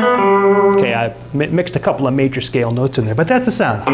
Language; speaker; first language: English; native; English